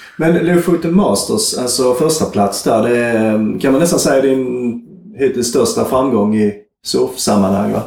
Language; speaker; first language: Swedish; native; Swedish